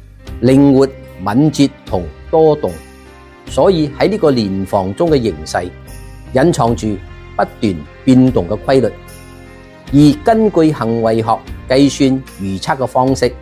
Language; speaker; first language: Chinese; non-native, local second language; Cantonese